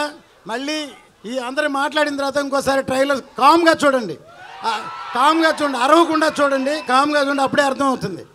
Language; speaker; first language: Telugu; native; Telugu